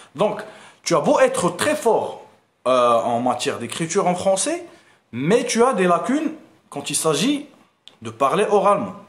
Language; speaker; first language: French; non-native, local second language; Arabic